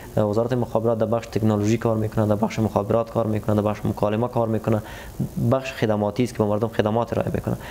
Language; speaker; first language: Persian; non-native, local second language; Pashto